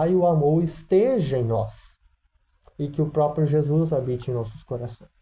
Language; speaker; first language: Portuguese; native; Portuguese